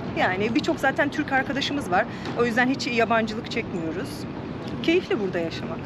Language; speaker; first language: Turkish; native; Turkish